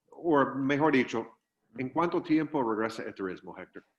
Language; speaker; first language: Spanish; non-native, fluent; English